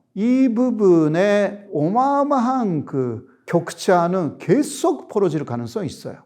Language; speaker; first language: Korean; non-native, fluent; Japanese